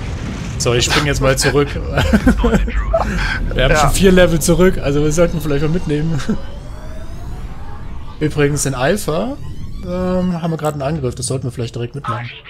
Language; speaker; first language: German; native; German